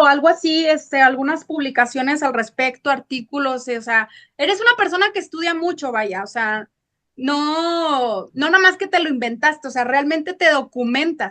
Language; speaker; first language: Spanish; native; Spanish